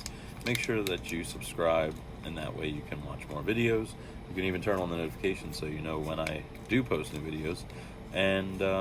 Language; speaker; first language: English; native; English